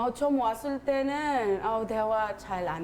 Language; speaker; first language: Korean; non-native, learner; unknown